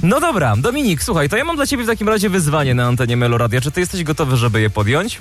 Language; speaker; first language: Polish; native; Polish